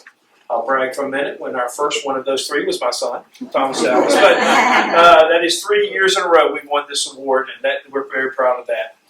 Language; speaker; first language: English; native; English